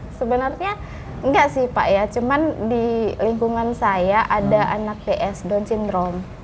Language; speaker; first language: Indonesian; non-native, local second language; Minangkabau